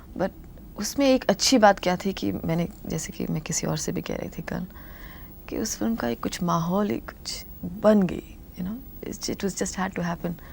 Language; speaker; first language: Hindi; non-native, local second language; Tamil